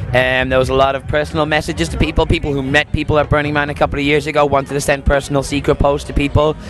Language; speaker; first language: English; native; English